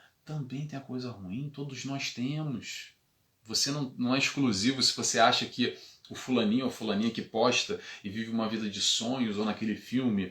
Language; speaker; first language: Portuguese; native; Portuguese